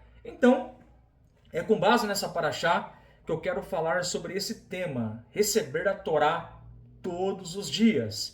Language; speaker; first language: Portuguese; native; Portuguese